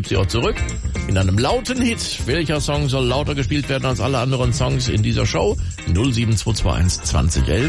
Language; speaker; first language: German; native; German